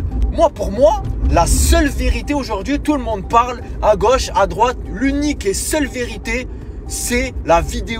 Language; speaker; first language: French; native; French